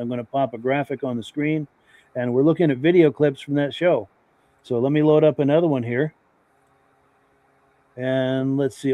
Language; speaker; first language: English; native; English